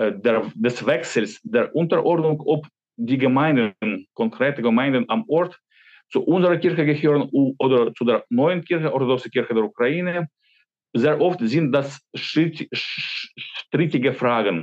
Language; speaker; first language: German; non-native, fluent; Ukrainian